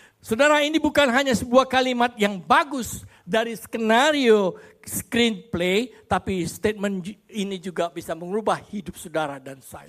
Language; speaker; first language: Indonesian; native; Indonesian